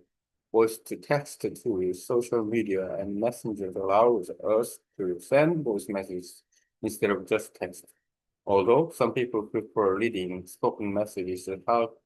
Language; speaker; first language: English; non-native, learner; Korean